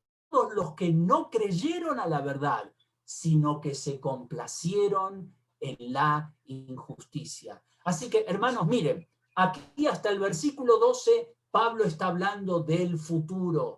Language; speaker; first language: Spanish; native; Spanish